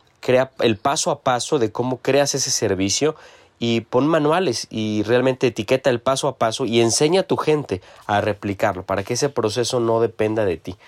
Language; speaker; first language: Spanish; native; Spanish